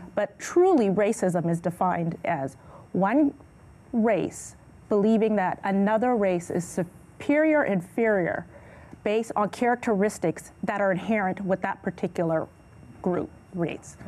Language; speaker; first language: English; native; English